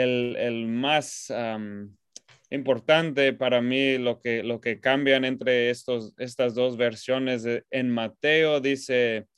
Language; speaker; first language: Spanish; non-native, fluent; English